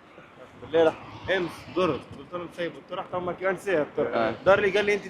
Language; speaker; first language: Arabic; native; Arabic